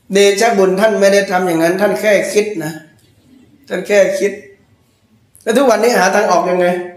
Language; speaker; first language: Thai; native; Thai